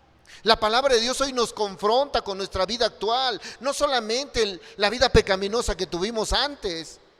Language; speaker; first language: Spanish; native; Spanish